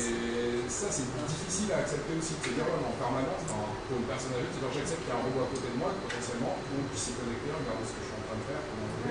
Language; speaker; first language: French; native; French